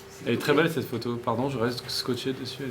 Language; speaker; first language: French; native; French